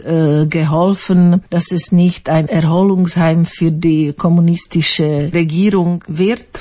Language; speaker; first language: German; non-native, fluent; Slovak